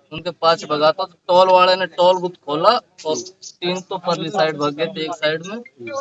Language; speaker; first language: Hindi; native; Hindi